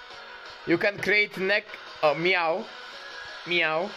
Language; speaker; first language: English; non-native, fluent; Polish